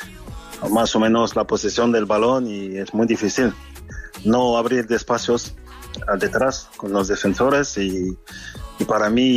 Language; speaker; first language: Spanish; non-native, fluent; French